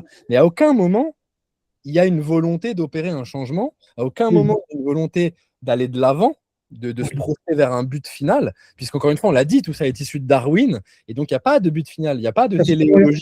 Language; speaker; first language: French; native; French